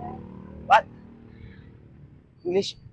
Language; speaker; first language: English; non-native, learner; Korean